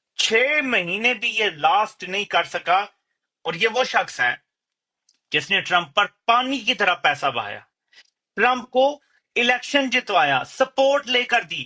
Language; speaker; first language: Urdu; native; Urdu